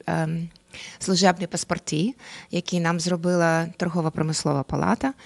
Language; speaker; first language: Ukrainian; non-native, local second language; Russian